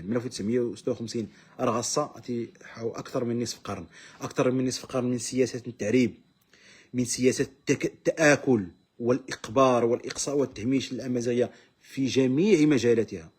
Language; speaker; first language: Arabic; non-native, local second language; Berber languages